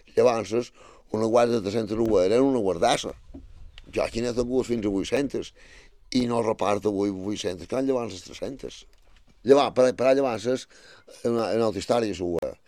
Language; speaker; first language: Catalan; native; Catalan